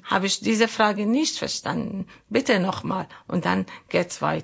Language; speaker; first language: German; non-native, learner; Arabic